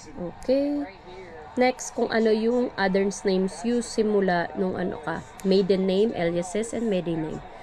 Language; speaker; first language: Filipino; native; Filipino